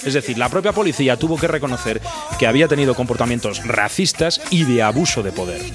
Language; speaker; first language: Spanish; native; Spanish